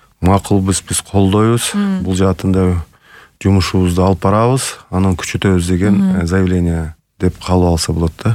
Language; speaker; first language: Kyrgyz; native; Kyrgyz